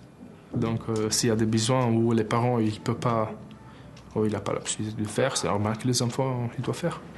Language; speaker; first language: French; early bilingual, other home language; Albanian